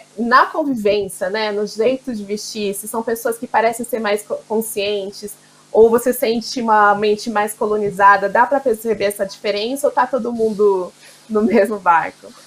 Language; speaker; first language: Portuguese; native; Portuguese